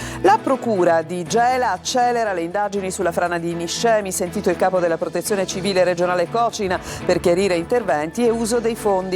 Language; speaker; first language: Italian; native; Italian